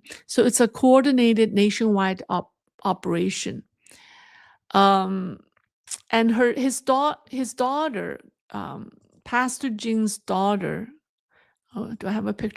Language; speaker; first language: English; non-native, fluent; Chinese